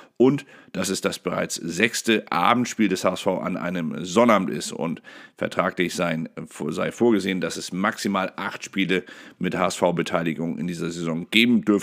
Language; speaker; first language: German; native; German